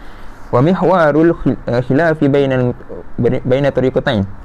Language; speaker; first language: Arabic; non-native, fluent; Malay